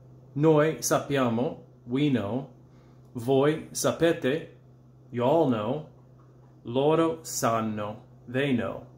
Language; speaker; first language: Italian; non-native, fluent; English